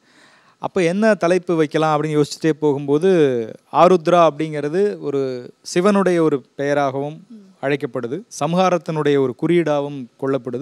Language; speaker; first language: Tamil; native; Tamil